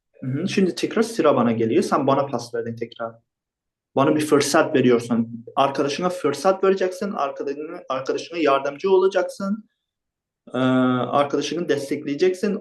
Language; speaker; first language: Turkish; non-native, fluent; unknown